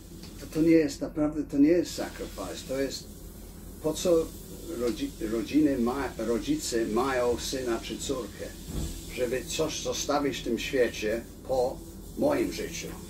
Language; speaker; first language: Polish; early bilingual, heritage; Polish